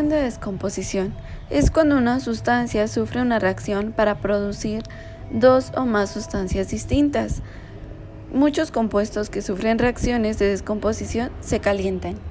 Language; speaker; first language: Spanish; native; Spanish